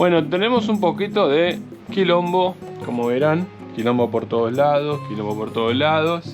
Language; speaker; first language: Spanish; native; Spanish